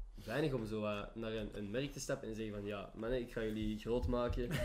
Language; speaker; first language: Dutch; native; Dutch